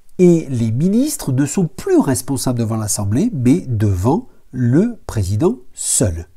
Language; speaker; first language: French; native; French